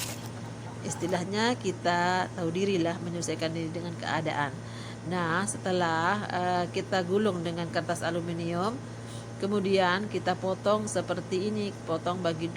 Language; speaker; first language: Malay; non-native, local second language; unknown